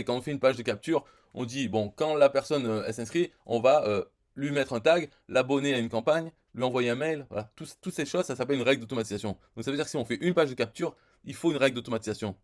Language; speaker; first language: French; native; French